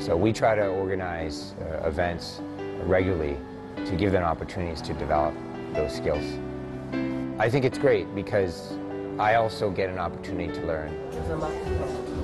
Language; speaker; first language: English; native; English